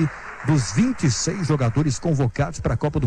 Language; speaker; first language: Portuguese; native; Portuguese